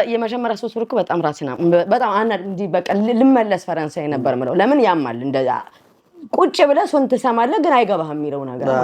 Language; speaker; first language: Amharic; early bilingual, other home language; French